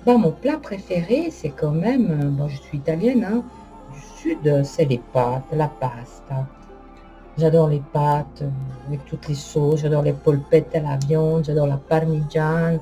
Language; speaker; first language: French; native; French